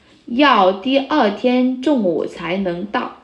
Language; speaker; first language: Chinese; non-native, fluent; Vietnamese